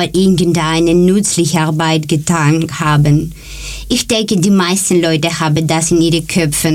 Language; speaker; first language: German; non-native, learner; Greek